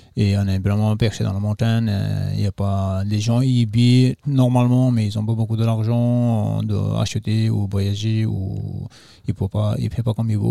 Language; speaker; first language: French; non-native, fluent; Nepali